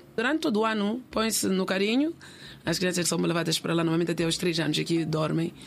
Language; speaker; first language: Portuguese; native; Portuguese